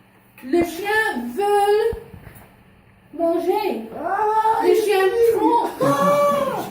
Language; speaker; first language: French; non-native, fluent; English